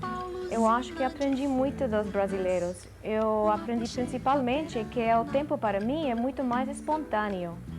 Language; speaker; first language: Portuguese; non-native, fluent; English